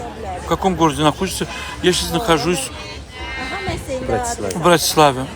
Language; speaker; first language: Russian; non-native, fluent; Azerbaijani